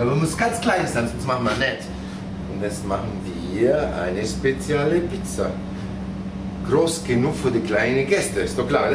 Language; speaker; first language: German; non-native, fluent; Italian